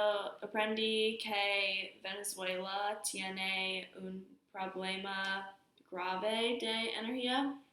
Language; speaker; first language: Spanish; non-native, learner; English